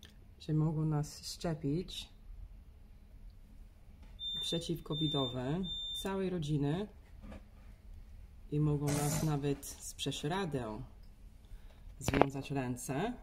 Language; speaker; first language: Polish; non-native, learner; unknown